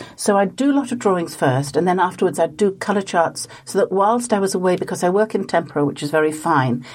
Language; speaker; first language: English; native; English